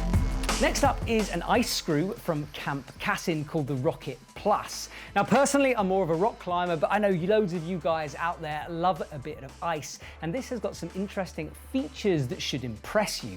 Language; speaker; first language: English; native; English